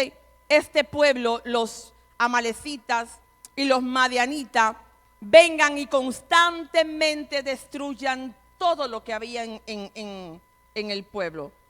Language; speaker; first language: Spanish; native; Spanish